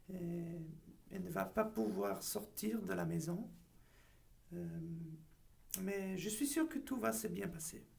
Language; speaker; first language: French; non-native, fluent; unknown